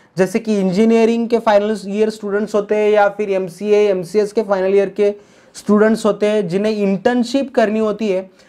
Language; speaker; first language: Hindi; non-native, local second language; Marathi